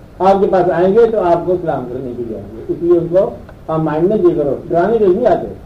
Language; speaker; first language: Urdu; non-native, local second language; Punjabi